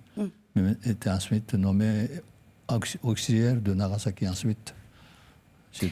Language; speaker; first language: French; non-native, fluent; Japanese